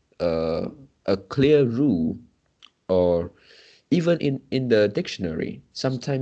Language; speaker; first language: English; non-native, local second language; Chinese